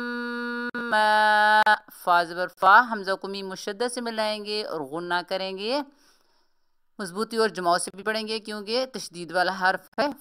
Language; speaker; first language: Urdu; native; Urdu